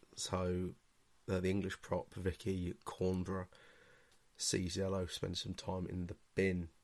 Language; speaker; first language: English; native; English